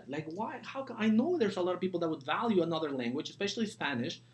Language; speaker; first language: English; early bilingual, other home language; Spanish